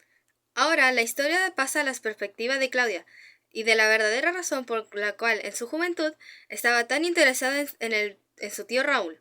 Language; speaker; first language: Spanish; native; Spanish